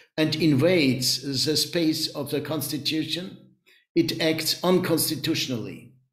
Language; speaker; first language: English; non-native, fluent; German